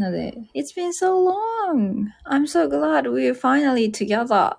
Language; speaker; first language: English; non-native, fluent; Japanese